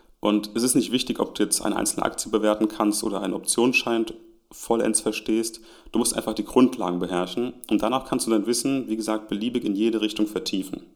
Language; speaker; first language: German; native; German